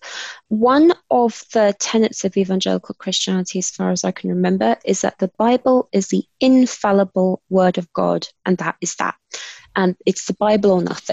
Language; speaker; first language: English; native; English